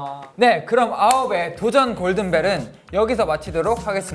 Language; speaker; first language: Korean; native; Korean